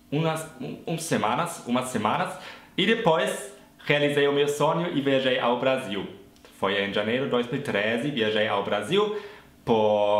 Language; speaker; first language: English; non-native, fluent; German